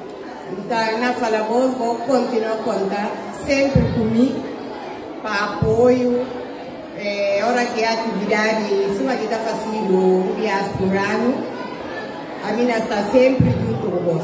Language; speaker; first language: Portuguese; non-native, local second language; Upper Guinea Crioulo